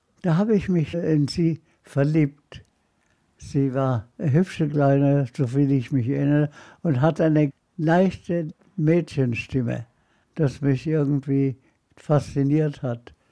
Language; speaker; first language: German; non-native, fluent; Arabic